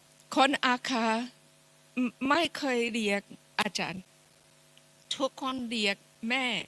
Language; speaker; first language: Thai; non-native, fluent; English